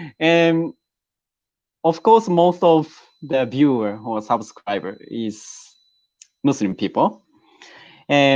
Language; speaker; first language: English; non-native, learner; Japanese